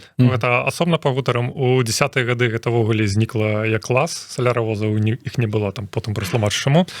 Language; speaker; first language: Belarusian; non-native, local second language; Russian